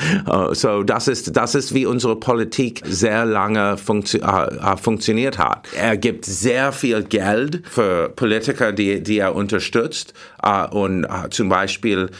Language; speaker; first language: German; non-native, fluent; English